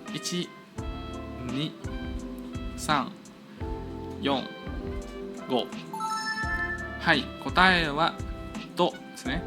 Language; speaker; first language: Japanese; non-native, fluent; Indonesian